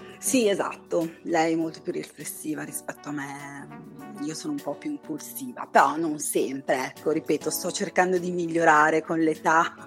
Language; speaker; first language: Italian; native; Italian